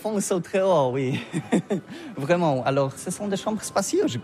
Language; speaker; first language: French; non-native, learner; Polish